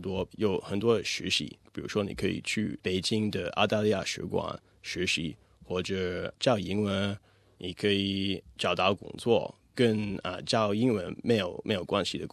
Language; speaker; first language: Chinese; non-native, fluent; English